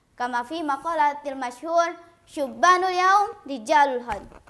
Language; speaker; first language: Arabic; non-native, learner; Indonesian